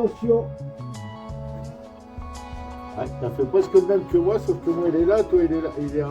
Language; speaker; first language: French; native; French